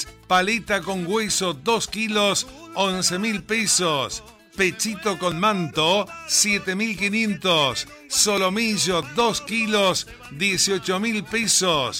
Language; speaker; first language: Spanish; native; Spanish